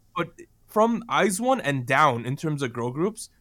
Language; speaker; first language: English; native; English